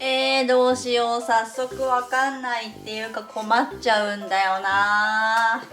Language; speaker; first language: Japanese; native; Japanese